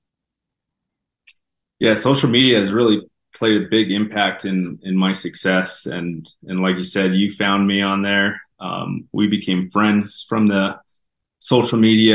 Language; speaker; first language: English; native; English